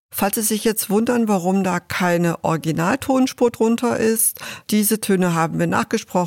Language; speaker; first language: German; native; German